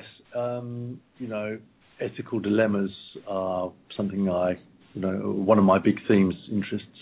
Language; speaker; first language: English; native; English